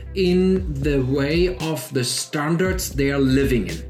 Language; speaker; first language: English; non-native, fluent; German